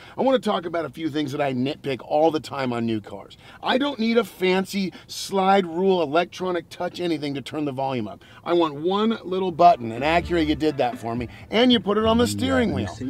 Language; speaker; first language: English; native; English